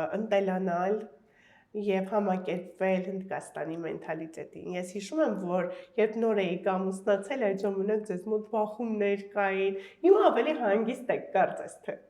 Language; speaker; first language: Armenian; native; Armenian